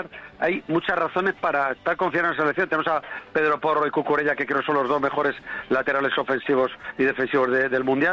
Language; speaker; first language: Spanish; native; Spanish